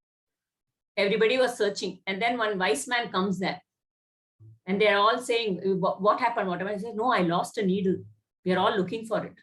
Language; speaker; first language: English; non-native, local second language; Kannada